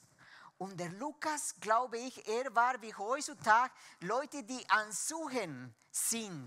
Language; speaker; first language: German; non-native, fluent; Spanish